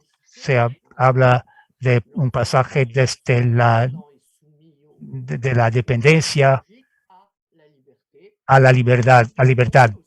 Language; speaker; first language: Spanish; non-native, fluent; French